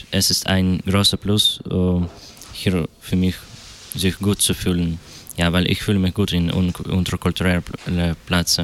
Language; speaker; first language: German; non-native, learner; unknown